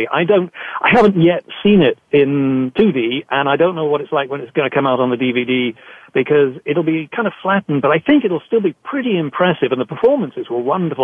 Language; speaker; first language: English; native; English